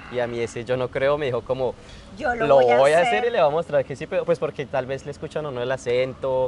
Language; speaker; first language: Spanish; native; Spanish